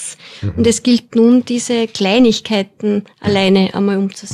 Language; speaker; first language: German; native; German